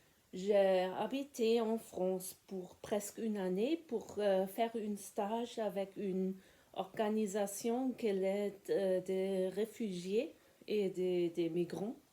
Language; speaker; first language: French; non-native, learner; German